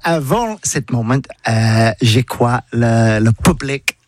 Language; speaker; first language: French; non-native, learner; English